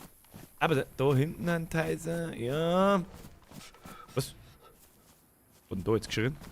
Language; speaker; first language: German; native; German